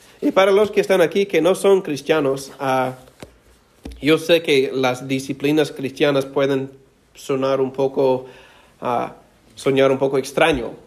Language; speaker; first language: Spanish; non-native, fluent; English